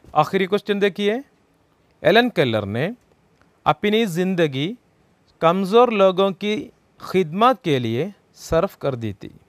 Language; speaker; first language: Hindi; non-native, local second language; Malayalam